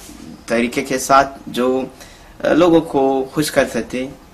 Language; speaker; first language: Hindi; non-native, fluent; Hausa